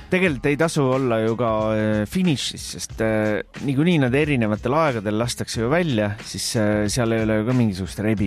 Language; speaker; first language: Estonian; native; Estonian